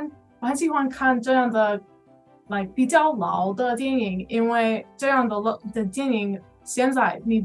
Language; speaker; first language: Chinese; non-native, learner; English